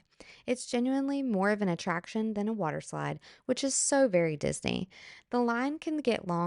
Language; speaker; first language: English; native; English